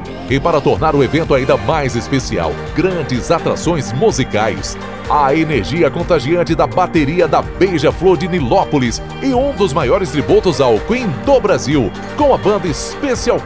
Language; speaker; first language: Portuguese; native; Portuguese